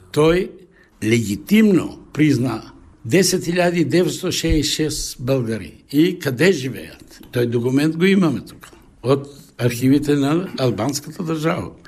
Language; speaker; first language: Bulgarian; early bilingual, heritage; Bulgarian